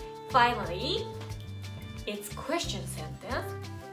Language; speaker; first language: English; non-native, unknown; Japanese